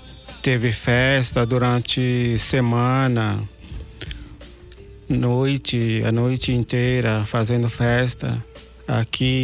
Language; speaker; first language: Portuguese; non-native, local second language; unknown